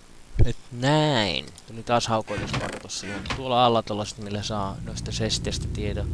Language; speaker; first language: Finnish; native; Finnish